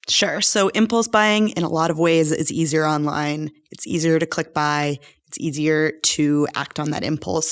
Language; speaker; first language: English; native; English